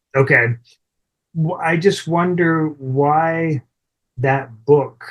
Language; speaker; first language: English; native; English